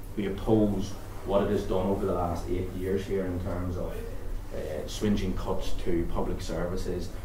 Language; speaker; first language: English; native; English